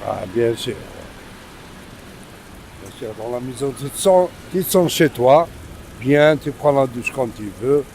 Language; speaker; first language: French; non-native, local second language; Arabic